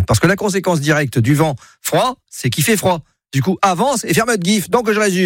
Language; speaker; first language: French; native; French